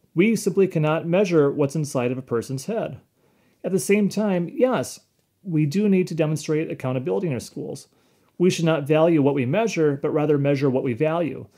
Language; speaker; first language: English; native; English